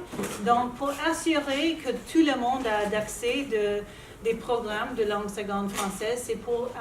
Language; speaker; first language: French; non-native, local second language; English